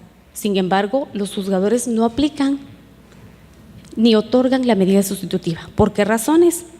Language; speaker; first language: Spanish; native; Spanish